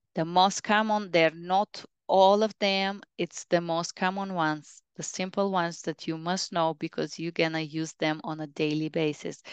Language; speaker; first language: English; non-native, fluent; Bulgarian